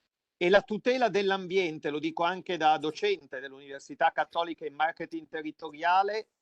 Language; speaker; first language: Italian; native; Italian